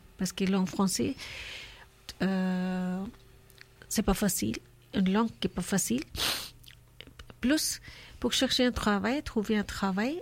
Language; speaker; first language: French; non-native, learner; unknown